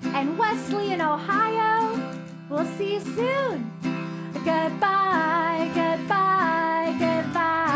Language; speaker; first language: English; native; English